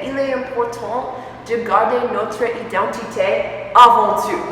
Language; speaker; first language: French; non-native, learner; English